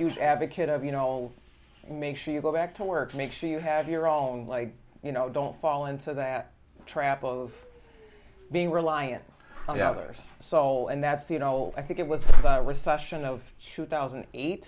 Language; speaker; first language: English; native; English